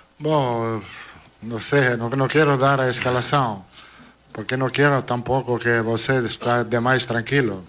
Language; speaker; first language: Portuguese; non-native, fluent; Italian